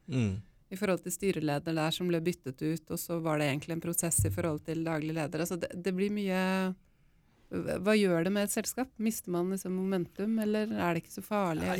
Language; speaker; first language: Norwegian; native; Norwegian